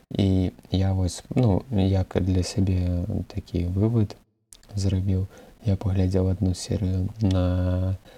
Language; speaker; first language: Belarusian; non-native, local second language; Russian